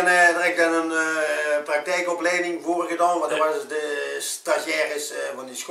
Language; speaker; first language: Dutch; native; Dutch